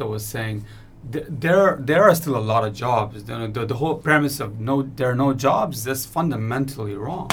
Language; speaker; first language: English; non-native, local second language; Nepali